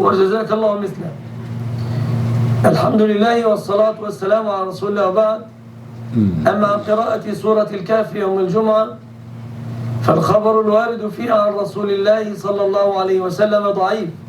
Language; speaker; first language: Arabic; native; Arabic